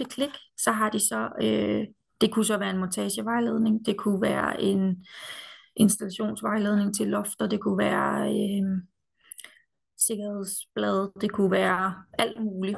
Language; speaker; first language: Danish; native; Danish